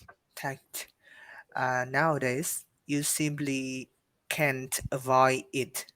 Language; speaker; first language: English; non-native, learner; Vietnamese